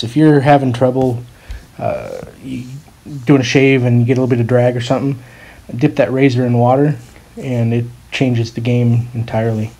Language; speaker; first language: English; native; English